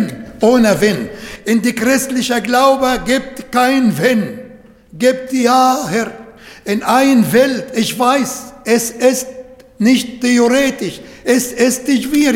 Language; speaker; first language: German; non-native, fluent; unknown